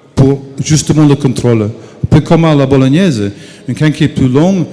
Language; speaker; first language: French; non-native, fluent; English